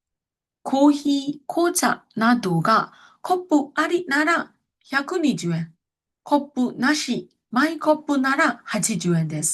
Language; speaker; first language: Japanese; non-native, fluent; Burmese